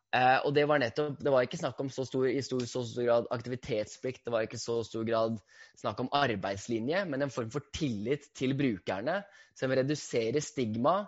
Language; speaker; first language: Norwegian; native; Norwegian